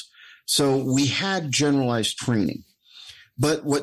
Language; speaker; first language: English; native; English